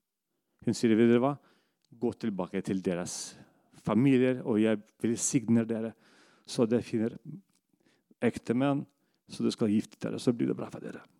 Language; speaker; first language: Norwegian; non-native, fluent; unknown